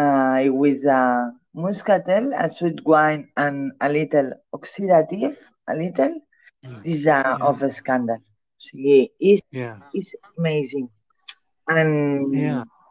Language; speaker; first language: English; non-native, learner; Catalan